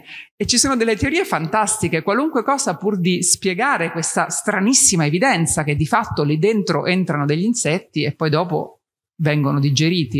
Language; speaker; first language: Italian; native; Italian